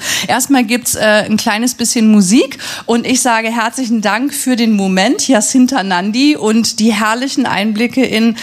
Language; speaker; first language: German; native; German